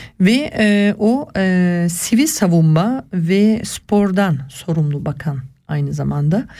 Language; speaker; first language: Turkish; early bilingual, heritage; Turkish